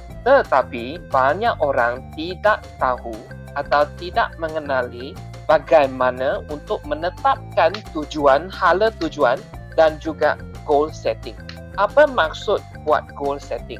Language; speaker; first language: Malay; non-native, local second language; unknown